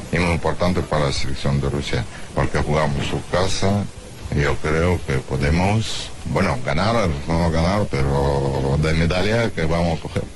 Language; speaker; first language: Spanish; non-native, learner; Russian